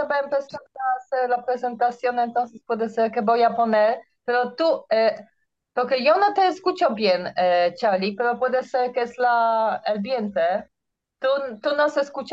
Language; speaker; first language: Spanish; non-native, learner; Polish